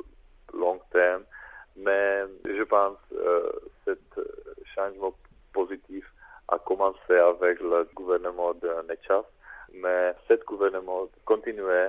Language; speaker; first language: French; non-native, fluent; Czech